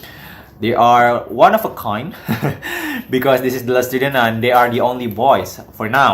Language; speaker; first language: English; non-native, fluent; Indonesian